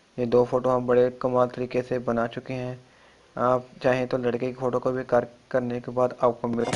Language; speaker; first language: Urdu; non-native, local second language; Punjabi